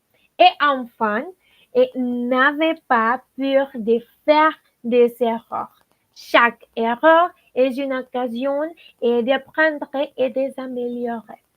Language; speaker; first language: French; non-native, learner; Spanish